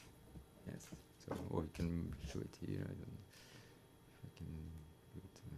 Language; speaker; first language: English; non-native, fluent; French